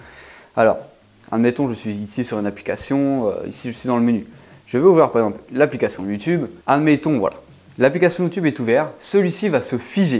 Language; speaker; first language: French; native; French